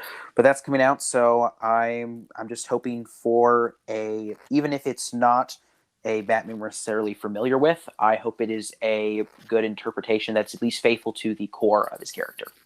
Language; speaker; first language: English; native; English